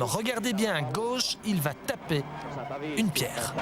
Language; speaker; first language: French; native; French